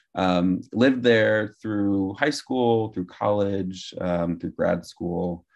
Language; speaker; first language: English; native; English